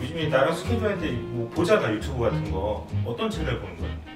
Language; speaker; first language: Korean; native; Korean